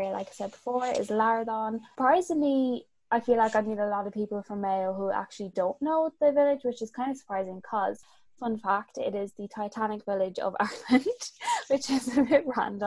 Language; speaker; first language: English; native; English